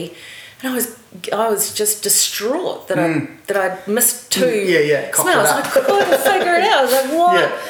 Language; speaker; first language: English; native; English